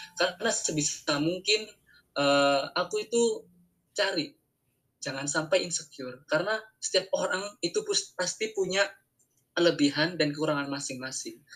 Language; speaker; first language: Indonesian; native; Indonesian